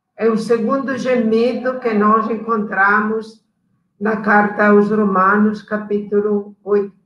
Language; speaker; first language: Portuguese; non-native, fluent; Italian